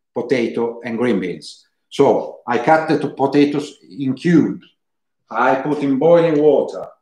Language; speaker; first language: English; non-native, fluent; Italian